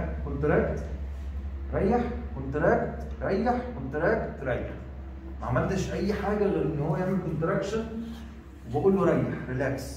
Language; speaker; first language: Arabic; native; Arabic